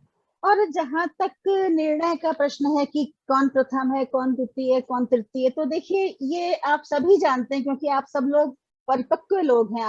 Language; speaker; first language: Hindi; native; Hindi